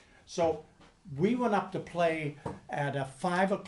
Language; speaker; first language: English; native; English